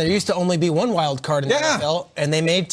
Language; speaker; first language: English; native; English